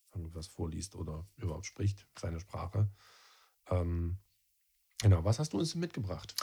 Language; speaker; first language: German; native; German